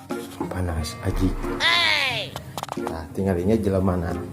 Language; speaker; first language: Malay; non-native, local second language; Sundanese